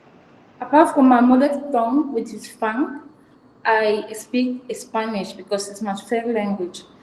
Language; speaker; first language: English; non-native, fluent; Fang